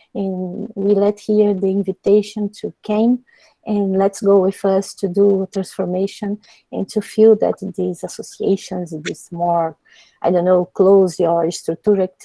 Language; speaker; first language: English; non-native, fluent; Portuguese